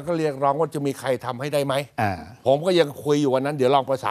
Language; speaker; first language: Thai; native; Thai